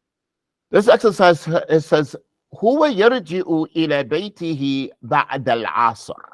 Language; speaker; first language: Arabic; non-native, fluent; English